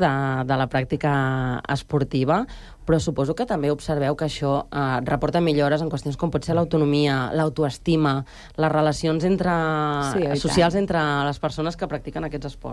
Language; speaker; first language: Catalan; native; Catalan